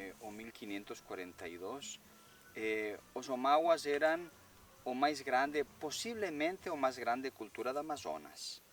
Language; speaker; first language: Portuguese; non-native, learner; Spanish